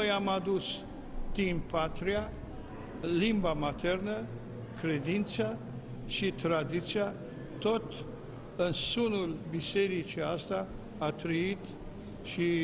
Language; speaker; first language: Romanian; non-native, learner; Armenian